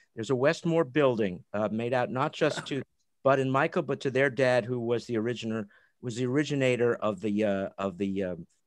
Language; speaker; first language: English; native; English